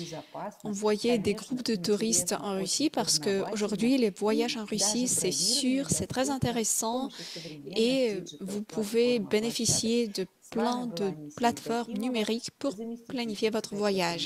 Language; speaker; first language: French; non-native, fluent; Russian